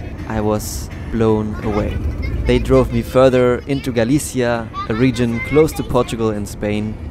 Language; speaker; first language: English; non-native, fluent; German